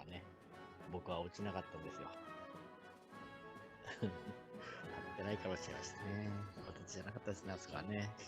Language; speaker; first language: Japanese; native; Japanese